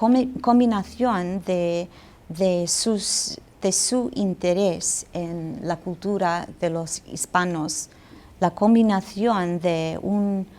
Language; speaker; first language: Spanish; non-native, fluent; English